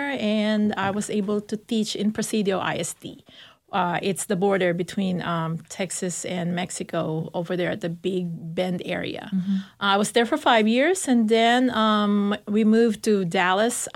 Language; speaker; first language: English; non-native, local second language; Filipino